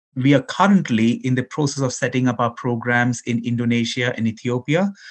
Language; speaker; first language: English; non-native, local second language; Malayalam